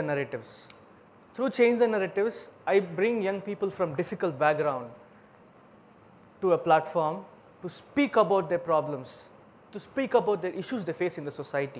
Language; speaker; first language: English; non-native, local second language; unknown